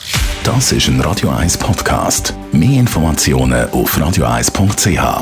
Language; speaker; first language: German; native; German